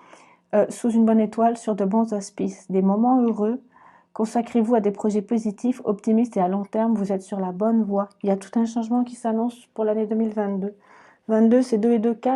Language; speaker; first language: French; native; French